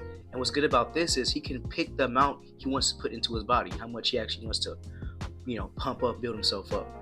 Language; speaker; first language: English; native; English